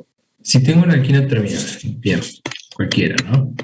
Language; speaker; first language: Spanish; native; Spanish